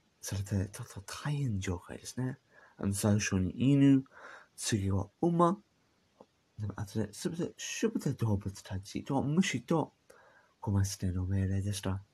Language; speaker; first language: Japanese; non-native, learner; English